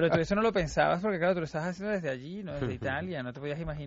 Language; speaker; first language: Spanish; native; Spanish